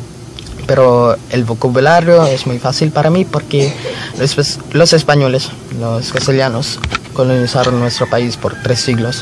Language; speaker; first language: Spanish; non-native, fluent; Filipino